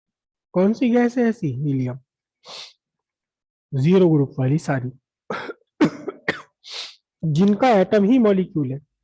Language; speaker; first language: Hindi; native; Hindi